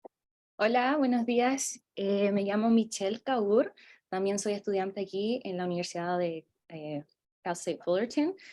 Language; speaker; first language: Spanish; non-native, fluent; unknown